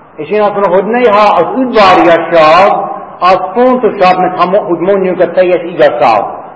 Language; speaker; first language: Hungarian; non-native, fluent; English